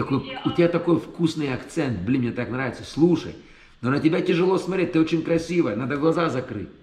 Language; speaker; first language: Russian; native; Russian